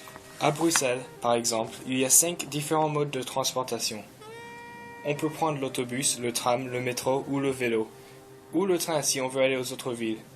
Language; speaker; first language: French; non-native, learner; English